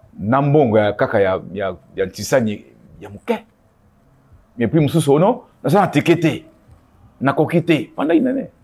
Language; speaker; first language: Lingala; non-native, local second language; Kongo